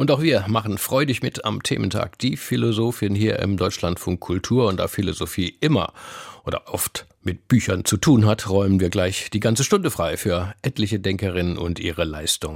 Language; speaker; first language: German; native; German